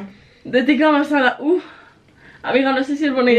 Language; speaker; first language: Spanish; native; Spanish